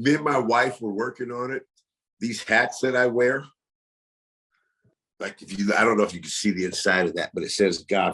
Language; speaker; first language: English; native; English